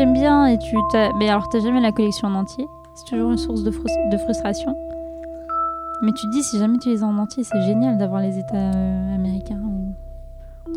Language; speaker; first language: French; native; French